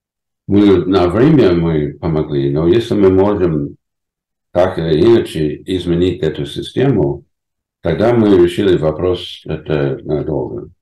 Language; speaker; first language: Russian; non-native, fluent; English